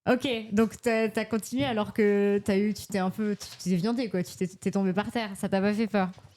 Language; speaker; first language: French; native; French